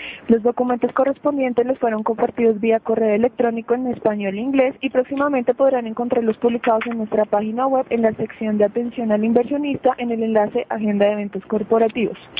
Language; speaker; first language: Spanish; native; Spanish